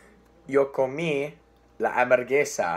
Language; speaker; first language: Spanish; non-native, learner; English